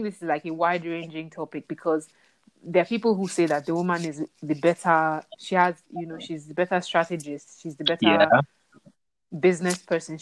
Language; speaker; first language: English; non-native, local second language; Yoruba